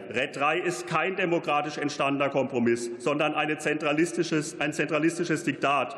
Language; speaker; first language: German; native; German